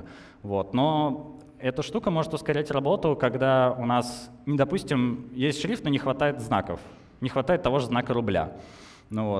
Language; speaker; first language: Russian; native; Russian